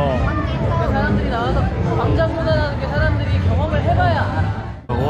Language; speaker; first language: Korean; native; Korean